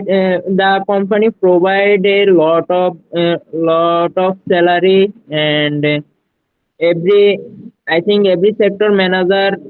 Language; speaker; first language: English; non-native, learner; Bangla